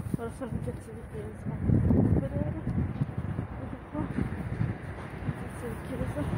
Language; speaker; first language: Italian; native; Italian